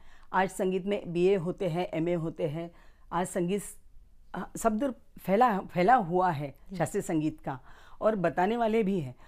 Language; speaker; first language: Hindi; native; Hindi